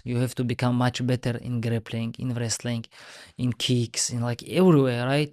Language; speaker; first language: English; non-native, learner; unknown